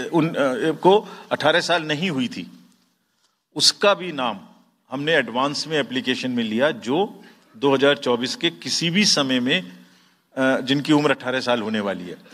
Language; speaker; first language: Hindi; native; Hindi